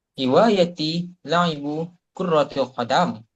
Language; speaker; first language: Arabic; non-native, learner; Malay